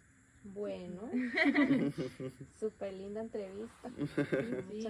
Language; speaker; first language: Spanish; native; Spanish